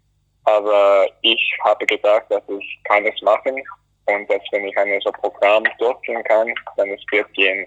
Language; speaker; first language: German; early bilingual, other home language; Greek